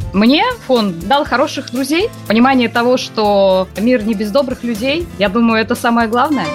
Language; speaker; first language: Russian; native; Russian